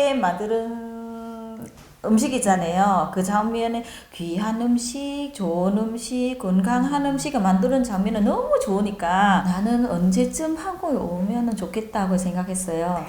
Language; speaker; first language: Korean; non-native, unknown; Vietnamese